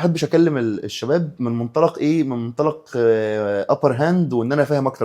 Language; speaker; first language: Arabic; native; Arabic